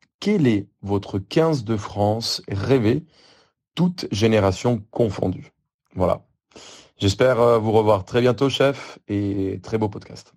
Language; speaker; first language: French; native; French